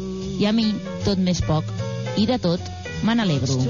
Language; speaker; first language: Catalan; native; Catalan